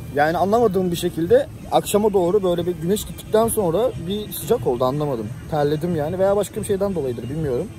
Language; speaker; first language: Turkish; native; Turkish